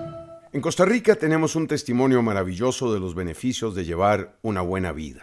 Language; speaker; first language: Spanish; native; Spanish